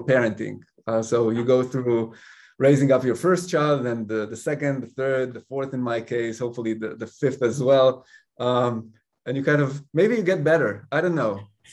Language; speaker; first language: English; non-native, fluent; Hebrew